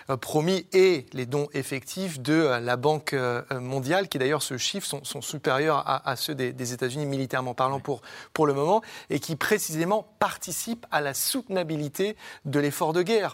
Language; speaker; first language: French; native; French